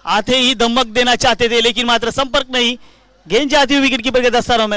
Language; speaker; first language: Hindi; non-native, local second language; Marathi